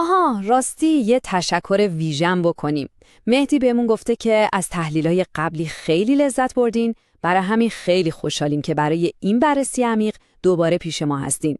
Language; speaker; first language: Persian; native; Persian